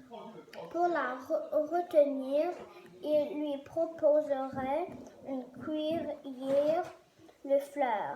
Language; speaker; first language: French; non-native, learner; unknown